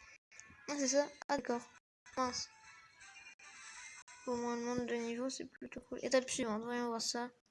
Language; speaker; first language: French; native; French